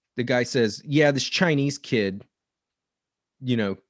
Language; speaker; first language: English; native; English